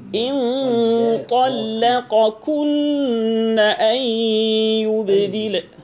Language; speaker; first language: Arabic; non-native, fluent; Hausa